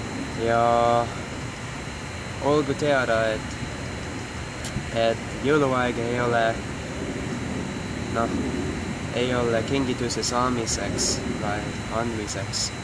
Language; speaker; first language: Estonian; non-native, fluent; English